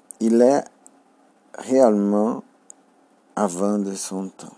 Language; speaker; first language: French; non-native, learner; Portuguese